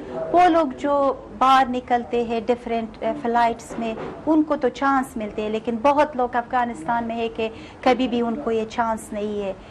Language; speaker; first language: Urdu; non-native, learner; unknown